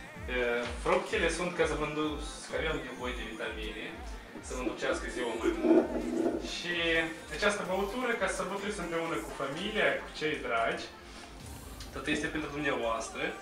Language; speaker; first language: Romanian; native; Romanian